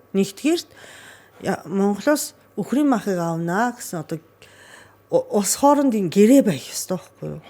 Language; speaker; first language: Mongolian; non-native, fluent; Japanese